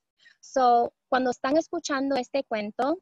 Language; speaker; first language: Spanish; early bilingual, heritage; Spanish